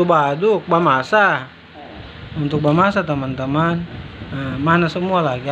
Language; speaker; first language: Malay; native; Malay